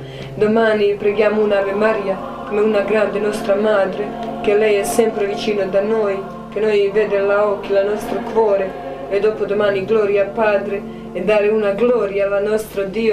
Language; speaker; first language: Italian; non-native, learner; Croatian